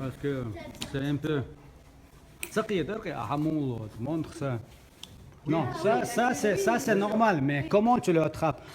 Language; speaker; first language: French; non-native, learner; Chechen